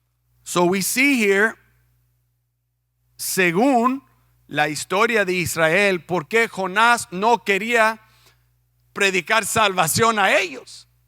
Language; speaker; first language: Spanish; non-native, fluent; English